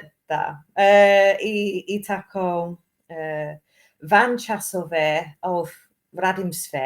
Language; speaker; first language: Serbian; non-native, learner; English